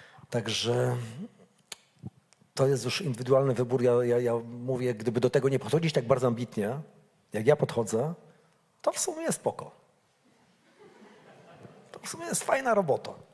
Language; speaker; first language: Polish; native; Polish